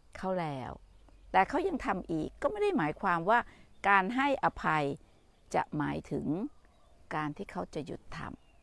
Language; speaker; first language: Thai; native; Thai